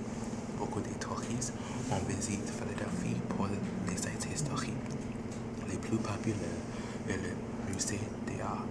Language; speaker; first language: French; non-native, learner; English